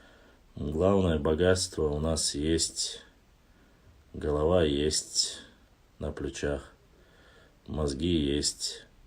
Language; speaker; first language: Russian; non-native, local second language; Chechen